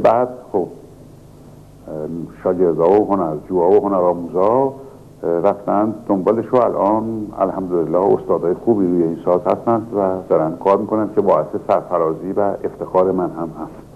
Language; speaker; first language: Persian; native; Persian